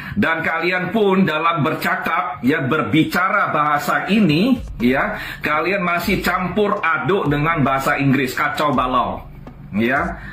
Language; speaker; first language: Indonesian; native; Indonesian